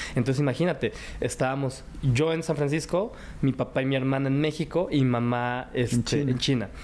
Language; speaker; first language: Spanish; early bilingual, other home language; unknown